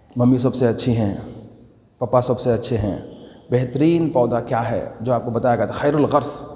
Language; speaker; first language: Urdu; native; Urdu